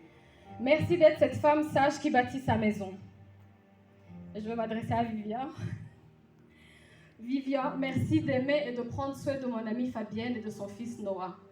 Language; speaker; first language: French; native; French